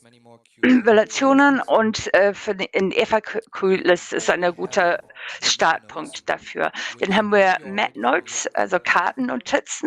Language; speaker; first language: German; non-native, learner; English